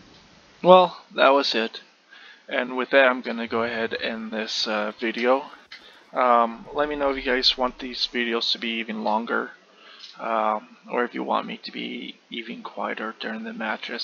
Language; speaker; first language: English; native; English